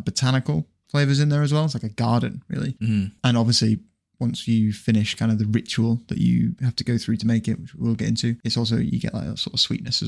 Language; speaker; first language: English; native; English